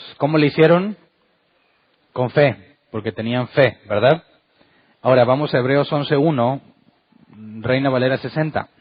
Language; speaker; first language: Spanish; native; Spanish